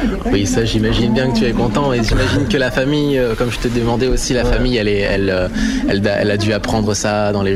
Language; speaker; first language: French; native; French